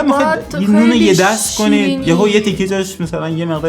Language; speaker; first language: Persian; native; Persian